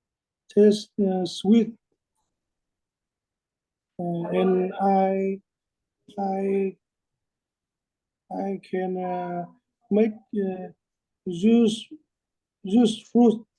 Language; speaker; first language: English; non-native, learner; Vietnamese